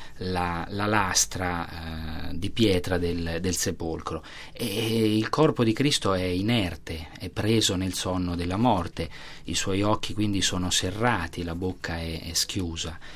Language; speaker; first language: Italian; native; Italian